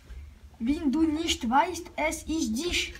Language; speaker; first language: German; non-native, learner; French